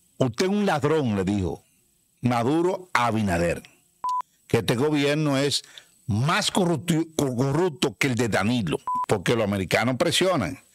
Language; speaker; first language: Spanish; native; Spanish